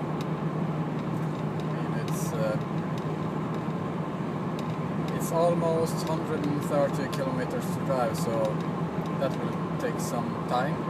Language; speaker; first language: English; non-native, fluent; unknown